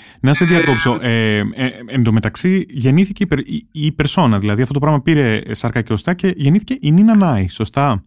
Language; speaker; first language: Greek; native; Greek